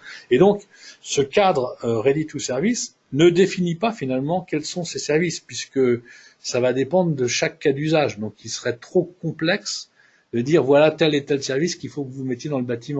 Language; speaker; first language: French; native; French